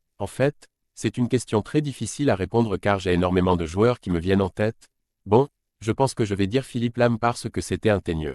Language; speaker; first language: French; native; French